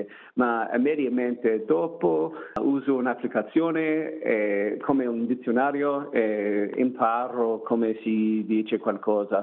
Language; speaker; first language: Italian; non-native, learner; English